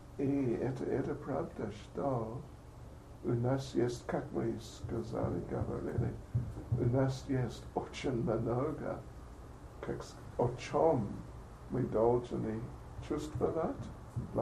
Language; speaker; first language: Russian; non-native, learner; English